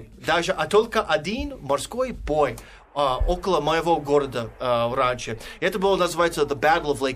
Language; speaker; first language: Russian; non-native, fluent; English